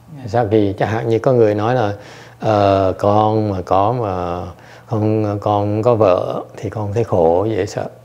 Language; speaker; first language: Vietnamese; early bilingual, heritage; Vietnamese